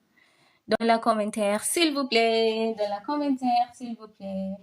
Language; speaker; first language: French; non-native, local second language; Swahili